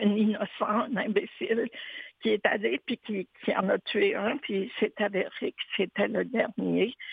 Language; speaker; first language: French; native; French